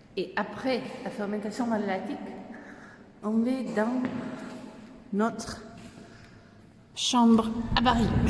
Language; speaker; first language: French; non-native, learner; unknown